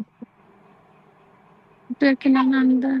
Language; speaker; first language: Italian; non-native, learner; Bangla